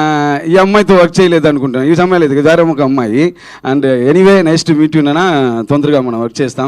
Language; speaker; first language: Telugu; early bilingual, other home language; Tamil